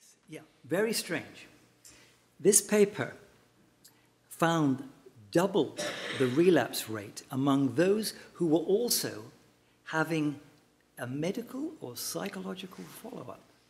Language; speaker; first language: English; native; English